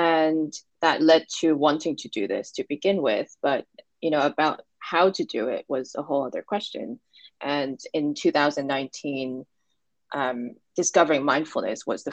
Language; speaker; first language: English; non-native, local second language; Cantonese